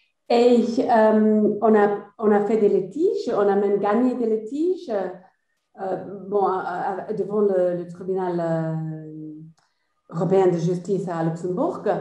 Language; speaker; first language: French; non-native, fluent; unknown